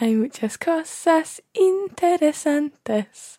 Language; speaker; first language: Spanish; non-native, learner; English